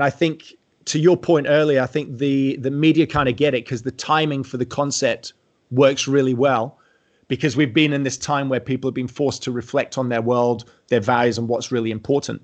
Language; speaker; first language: English; native; English